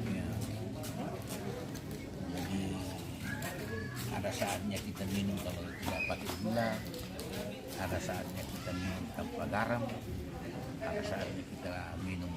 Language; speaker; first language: Indonesian; non-native, local second language; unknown